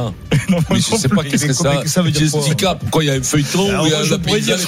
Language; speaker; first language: French; native; French